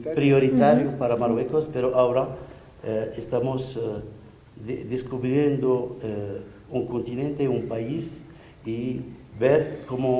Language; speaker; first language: Spanish; non-native, fluent; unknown